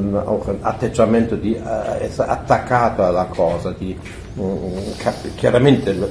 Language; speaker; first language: Italian; non-native, fluent; German